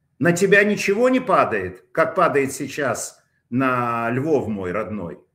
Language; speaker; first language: Russian; native; Russian